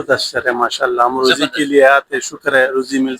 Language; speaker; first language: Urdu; non-native, local second language; Pashto